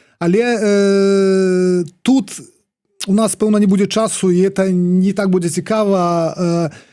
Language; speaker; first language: Belarusian; non-native, local second language; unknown